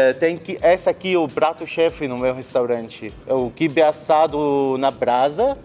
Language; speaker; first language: Portuguese; non-native, fluent; Arabic